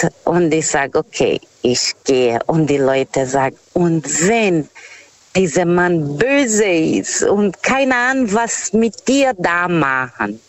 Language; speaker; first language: German; non-native, fluent; Portuguese